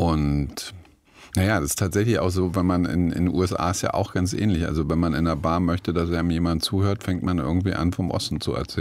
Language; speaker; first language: German; native; German